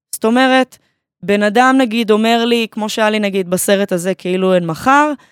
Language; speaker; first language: Hebrew; native; Hebrew